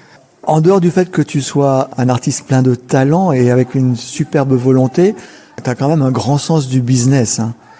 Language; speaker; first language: French; native; French